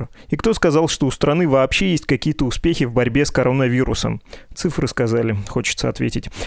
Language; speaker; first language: Russian; native; Russian